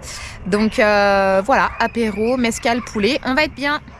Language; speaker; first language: French; native; French